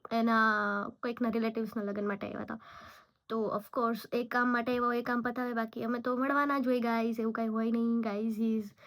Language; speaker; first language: Gujarati; native; Gujarati